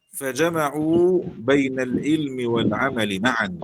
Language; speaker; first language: Arabic; native; Arabic